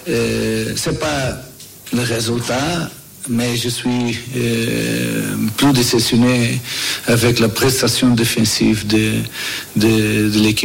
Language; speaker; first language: French; non-native, fluent; Portuguese